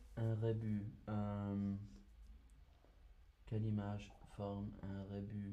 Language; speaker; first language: French; non-native, learner; English